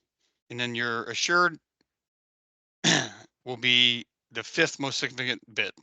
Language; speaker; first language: English; native; English